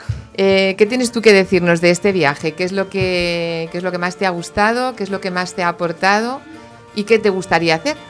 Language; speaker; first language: Spanish; native; Spanish